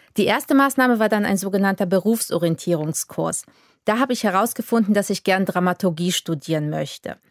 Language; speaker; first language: German; early bilingual, other home language; Polish